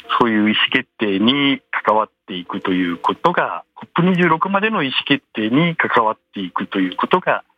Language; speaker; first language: Japanese; native; Japanese